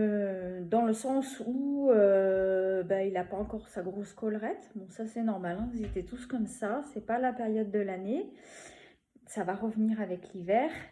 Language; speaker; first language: French; native; French